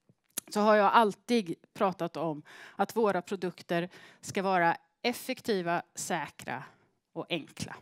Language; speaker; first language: Swedish; native; Swedish